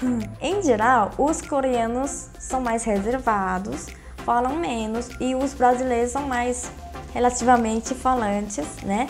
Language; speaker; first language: Portuguese; non-native, fluent; Korean